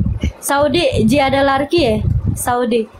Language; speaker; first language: Hindi; non-native, learner; Pashto